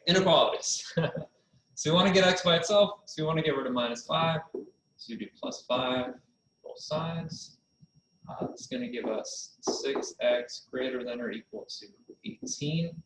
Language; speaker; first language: English; native; English